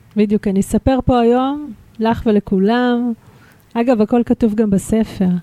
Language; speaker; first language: Hebrew; early bilingual, other home language; Russian